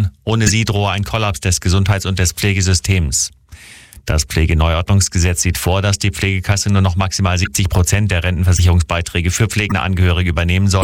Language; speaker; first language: German; native; German